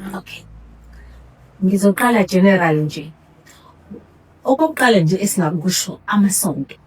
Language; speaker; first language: Zulu; native; Zulu